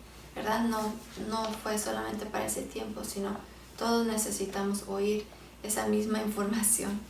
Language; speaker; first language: Spanish; early bilingual, heritage; Spanish